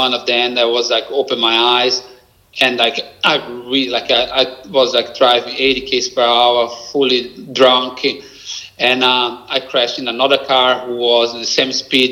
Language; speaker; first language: English; non-native, fluent; Portuguese